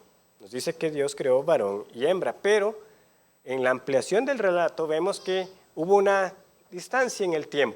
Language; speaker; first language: Spanish; native; Spanish